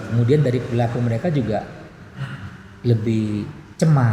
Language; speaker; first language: Indonesian; non-native, local second language; Banjar